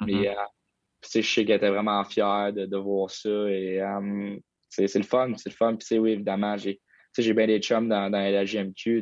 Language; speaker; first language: French; native; French